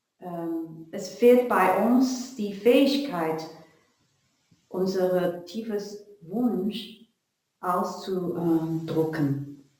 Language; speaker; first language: German; non-native, learner; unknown